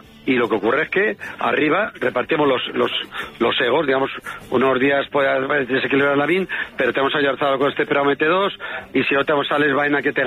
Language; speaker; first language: Spanish; native; Spanish